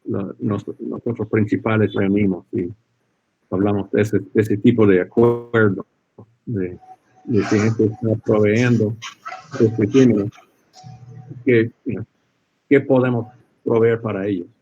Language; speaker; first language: Spanish; non-native, fluent; English